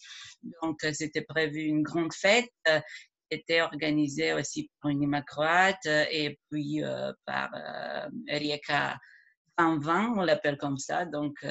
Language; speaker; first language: French; non-native, fluent; Croatian